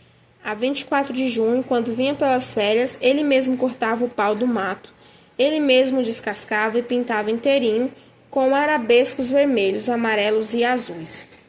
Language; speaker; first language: Portuguese; native; Portuguese